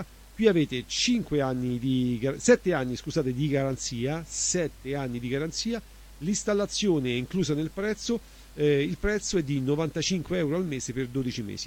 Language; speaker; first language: Italian; native; Italian